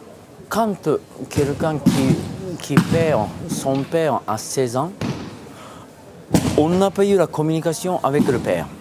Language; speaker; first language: French; non-native, fluent; Japanese